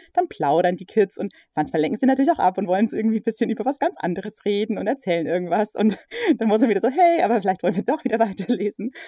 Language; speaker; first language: German; early bilingual, other home language; English